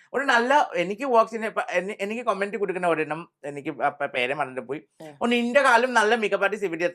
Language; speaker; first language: Malayalam; non-native, fluent; Assamese